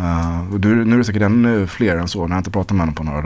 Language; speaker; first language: Swedish; native; Swedish